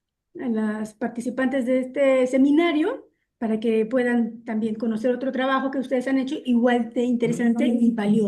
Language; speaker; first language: Spanish; native; Spanish